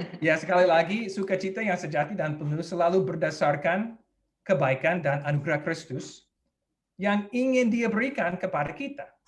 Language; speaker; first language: Indonesian; non-native, fluent; English